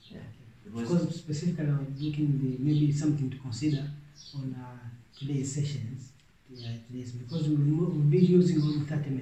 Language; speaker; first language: English; non-native, local second language; Swahili